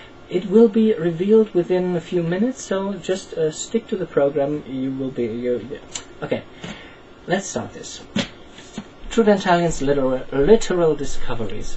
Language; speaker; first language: English; non-native, fluent; German